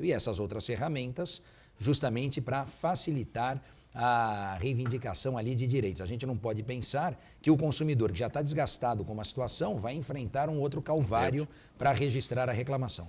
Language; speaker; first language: Portuguese; native; Portuguese